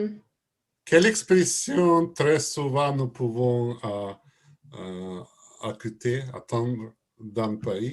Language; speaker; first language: French; non-native, learner; Russian